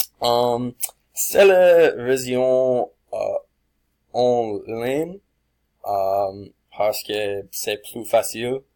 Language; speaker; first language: French; non-native, learner; English